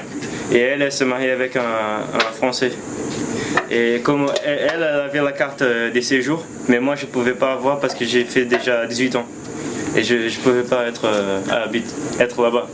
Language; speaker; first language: French; non-native, fluent; Portuguese